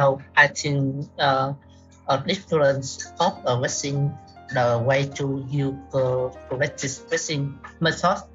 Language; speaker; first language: English; non-native, learner; Vietnamese